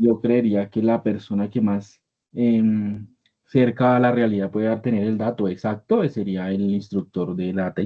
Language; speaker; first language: Spanish; native; Spanish